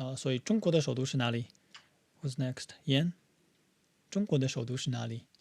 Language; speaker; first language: Chinese; non-native, fluent; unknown